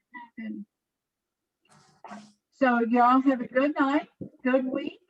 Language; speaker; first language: English; native; English